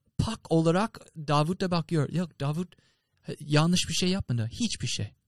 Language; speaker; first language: Turkish; non-native, fluent; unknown